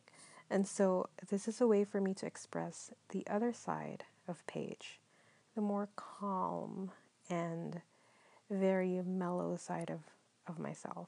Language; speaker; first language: English; non-native, local second language; Filipino